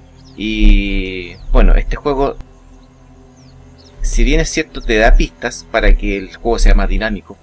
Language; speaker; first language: Spanish; native; Spanish